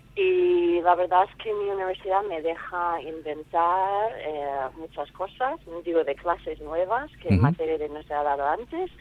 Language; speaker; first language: Spanish; non-native, fluent; English